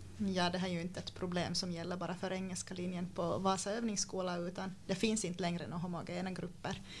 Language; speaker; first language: Swedish; native; Swedish